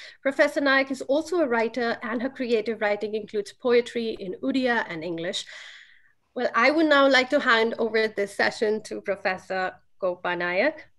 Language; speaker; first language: English; non-native, local second language; Hindi